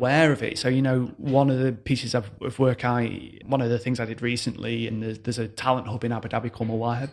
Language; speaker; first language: English; native; English